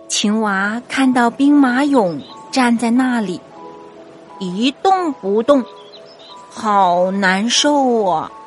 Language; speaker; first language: Chinese; native; Chinese